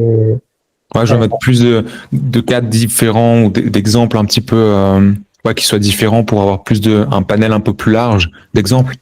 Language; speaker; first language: French; native; French